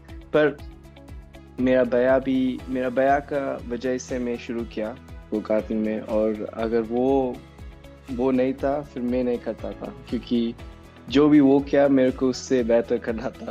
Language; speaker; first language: Hindi; non-native, local second language; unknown